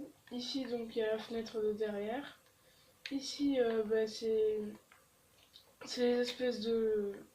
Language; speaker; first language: French; native; French